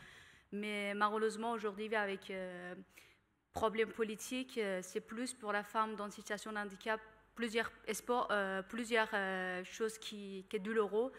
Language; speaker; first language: French; non-native, learner; Persian